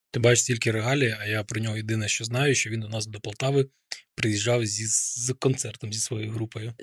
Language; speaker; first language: Ukrainian; native; Ukrainian